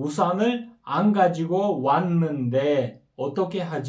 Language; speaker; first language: Korean; non-native, fluent; Kyrgyz